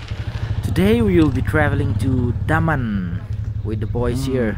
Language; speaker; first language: English; non-native, fluent; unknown